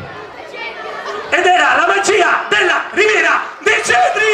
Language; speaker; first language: Italian; native; Italian